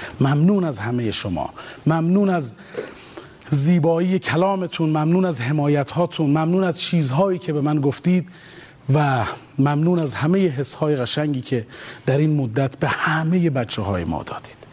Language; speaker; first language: Persian; native; Persian